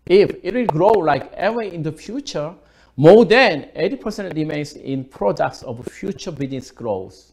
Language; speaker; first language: English; non-native, fluent; Korean